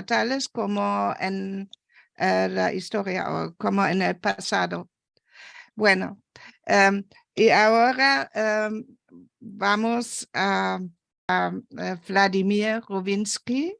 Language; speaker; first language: Spanish; non-native, fluent; German